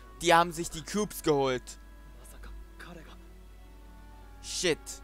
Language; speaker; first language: German; native; German